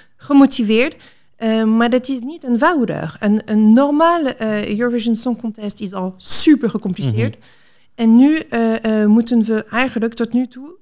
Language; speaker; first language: Dutch; non-native, fluent; French